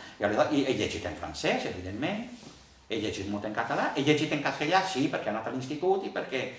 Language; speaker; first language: Catalan; early bilingual, heritage; Catalan